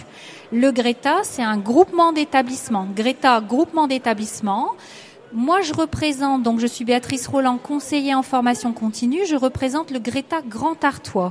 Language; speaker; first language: French; native; French